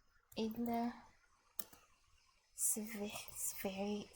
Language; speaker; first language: Swedish; non-native, learner; English